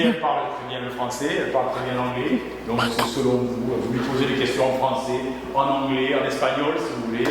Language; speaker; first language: French; native; French